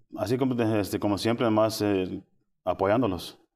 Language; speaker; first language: Spanish; early bilingual, heritage; Spanish